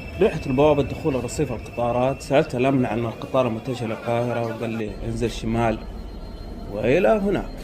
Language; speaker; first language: Egyptian Arabic; non-native, learner; Arabic